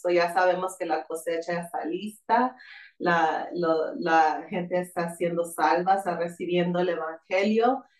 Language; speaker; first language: Spanish; early bilingual, heritage; Spanish